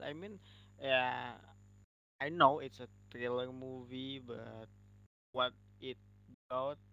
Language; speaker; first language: English; non-native, learner; Indonesian